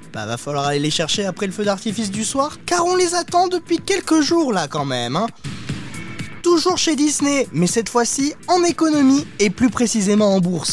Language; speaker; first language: French; native; French